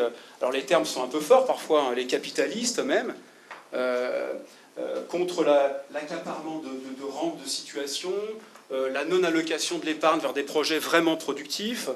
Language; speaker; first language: French; native; French